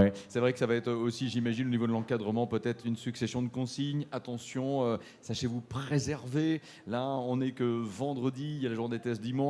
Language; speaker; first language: French; native; French